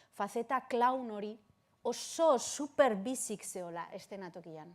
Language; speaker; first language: Basque; early bilingual, other home language; Spanish